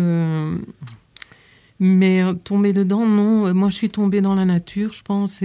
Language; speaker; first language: French; native; French